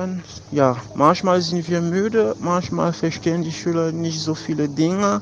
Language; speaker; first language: German; non-native, fluent; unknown